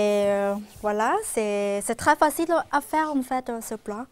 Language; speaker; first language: French; non-native, fluent; Thai